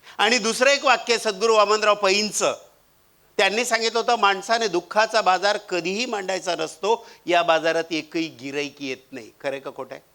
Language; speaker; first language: Marathi; non-native, local second language; Marwari